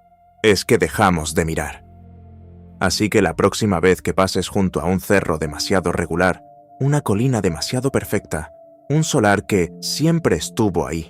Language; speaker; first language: Spanish; native; Spanish